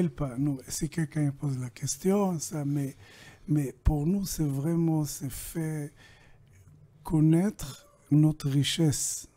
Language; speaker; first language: French; non-native, learner; Hebrew